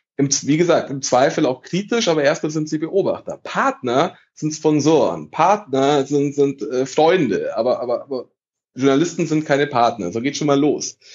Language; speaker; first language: German; early bilingual, other home language; Italian